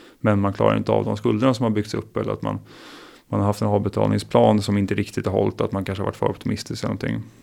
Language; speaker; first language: Swedish; native; Swedish